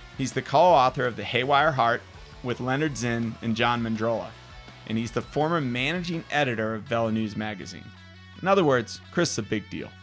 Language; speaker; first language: English; native; English